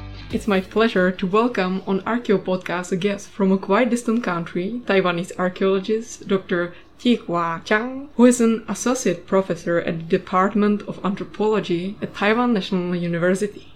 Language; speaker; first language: English; non-native, fluent; Czech